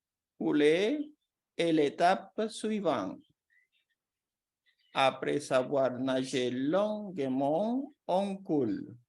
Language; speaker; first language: French; non-native, fluent; Portuguese